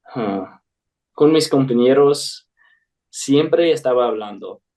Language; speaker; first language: Spanish; non-native, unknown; English